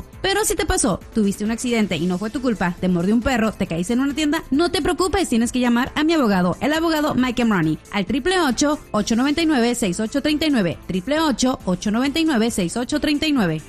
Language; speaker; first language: Spanish; native; Spanish